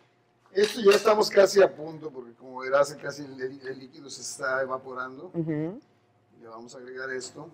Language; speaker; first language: Spanish; native; Spanish